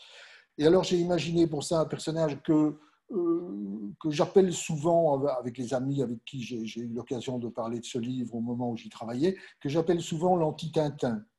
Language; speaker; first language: French; native; French